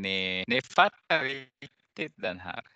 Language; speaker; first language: Swedish; non-native, fluent; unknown